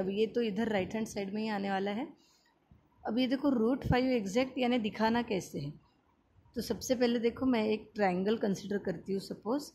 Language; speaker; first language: Hindi; non-native, local second language; Marathi